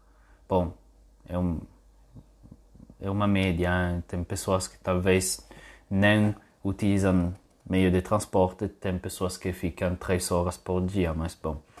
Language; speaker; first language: Portuguese; non-native, fluent; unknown